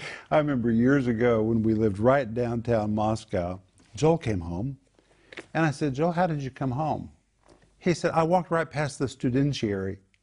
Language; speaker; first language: English; native; English